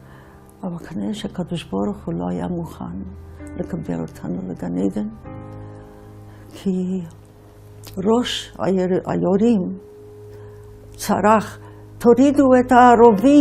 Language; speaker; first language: Hebrew; non-native, fluent; Yiddish